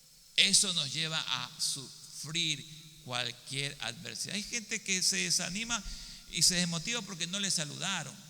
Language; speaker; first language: Spanish; native; Spanish